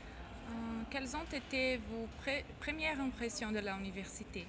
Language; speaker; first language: French; non-native, learner; Portuguese